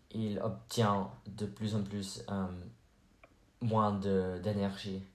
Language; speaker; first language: French; non-native, learner; English